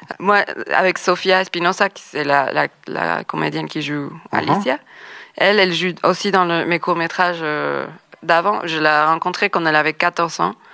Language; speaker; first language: French; non-native, fluent; Spanish